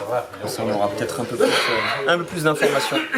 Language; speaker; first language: French; native; French